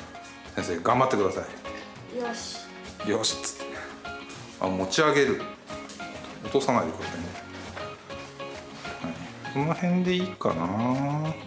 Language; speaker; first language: Japanese; native; Japanese